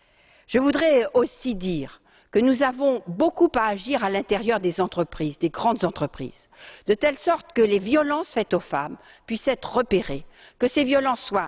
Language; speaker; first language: French; native; French